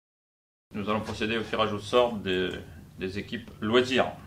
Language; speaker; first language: French; native; French